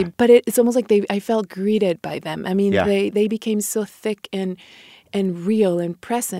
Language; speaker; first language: English; non-native, fluent; Spanish